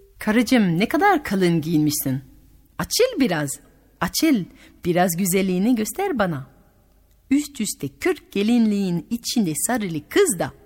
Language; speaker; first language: Turkish; non-native, fluent; French